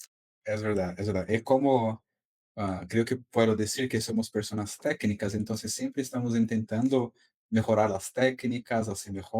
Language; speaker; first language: Spanish; non-native, fluent; Portuguese